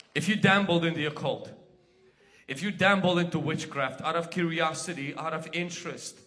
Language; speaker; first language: English; non-native, fluent; Ukrainian